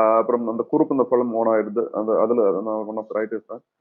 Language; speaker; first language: Tamil; non-native, learner; Malayalam